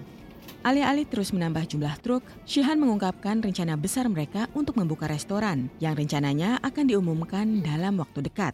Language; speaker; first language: Indonesian; native; Indonesian